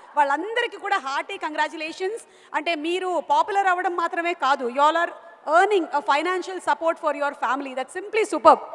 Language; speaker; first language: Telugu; non-native, local second language; Malayalam